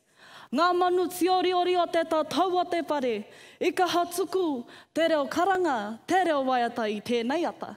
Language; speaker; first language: Māori; non-native, local second language; English